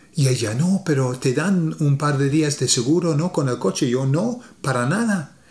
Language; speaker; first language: Spanish; non-native, fluent; English